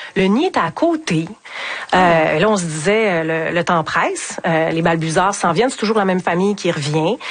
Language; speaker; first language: French; native; French